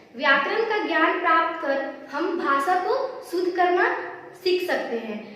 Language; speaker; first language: Hindi; native; Hindi